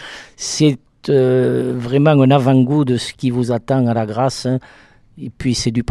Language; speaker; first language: French; native; French